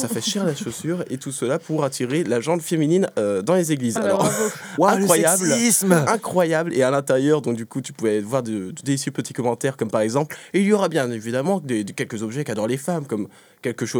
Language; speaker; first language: French; native; French